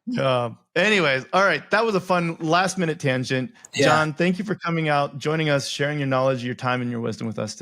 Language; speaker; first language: English; native; English